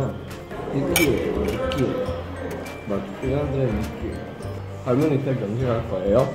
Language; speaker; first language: Korean; non-native, fluent; Bosnian